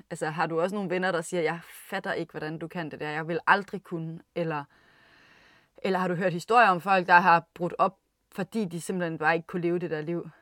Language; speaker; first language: Danish; native; Danish